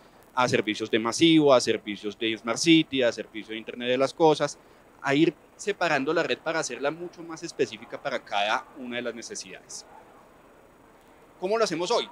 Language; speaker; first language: Spanish; native; Spanish